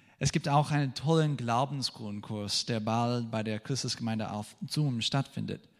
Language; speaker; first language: German; non-native, fluent; English